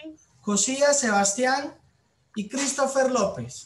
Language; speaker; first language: Spanish; native; Spanish